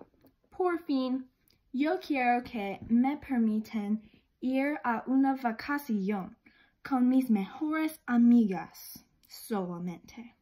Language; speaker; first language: Spanish; non-native, learner; English